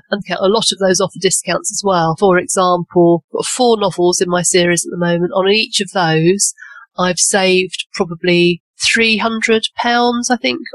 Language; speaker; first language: English; native; English